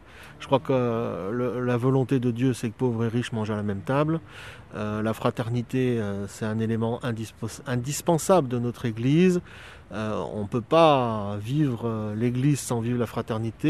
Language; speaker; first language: French; native; French